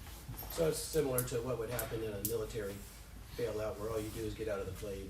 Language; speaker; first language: English; native; English